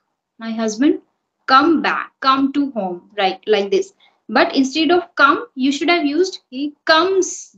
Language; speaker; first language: English; non-native, fluent; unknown